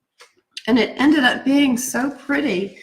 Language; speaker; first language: English; native; English